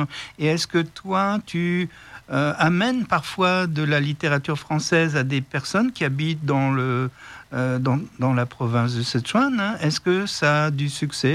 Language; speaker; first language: French; native; French